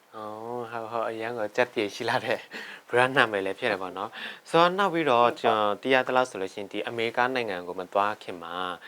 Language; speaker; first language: Burmese; non-native, local second language; Shan